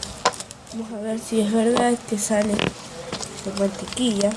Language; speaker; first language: Spanish; native; Spanish